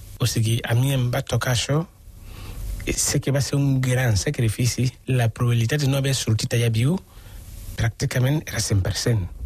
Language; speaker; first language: Catalan; non-native, fluent; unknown